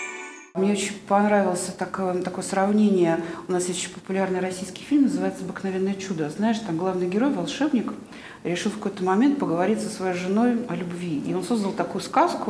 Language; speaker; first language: Russian; native; Russian